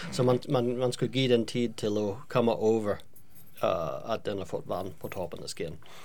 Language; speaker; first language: Norwegian; non-native, fluent; English